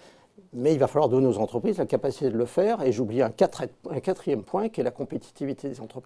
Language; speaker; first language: French; native; French